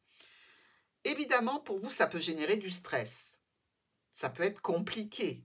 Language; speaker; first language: French; native; French